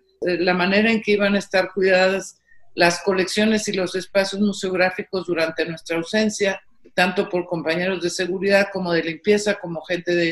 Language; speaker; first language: Spanish; native; Spanish